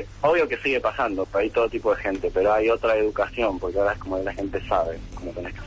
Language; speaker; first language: Spanish; native; Spanish